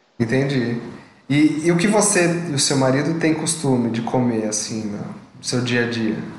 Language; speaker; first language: Portuguese; native; Portuguese